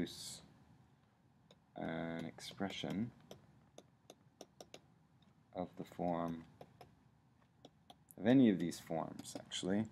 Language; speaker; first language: English; native; English